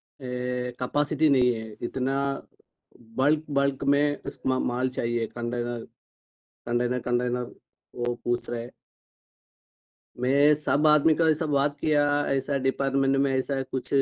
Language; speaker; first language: Hindi; non-native, local second language; Malayalam